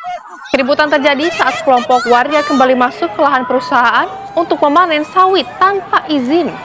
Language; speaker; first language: Indonesian; native; Indonesian